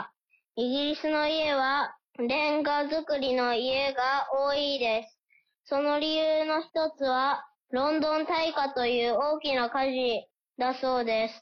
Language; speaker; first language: Japanese; early bilingual, heritage; Japanese